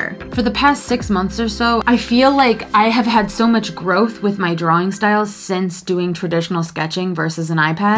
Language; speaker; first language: English; native; English